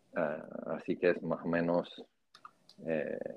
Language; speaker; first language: Spanish; non-native, fluent; English